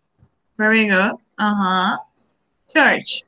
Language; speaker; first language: English; non-native, learner; Spanish